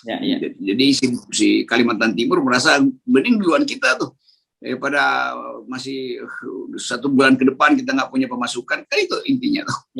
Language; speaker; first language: Indonesian; native; Indonesian